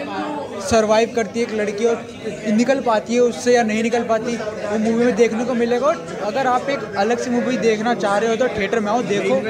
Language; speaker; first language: Hindi; native; Hindi